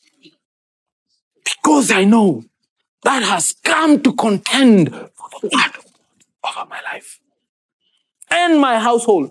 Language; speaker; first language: English; non-native, local second language; Kikuyu